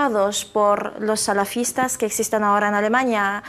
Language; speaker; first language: Spanish; non-native, fluent; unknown